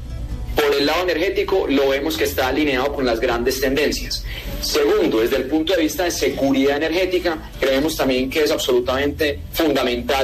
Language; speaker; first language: Spanish; native; Spanish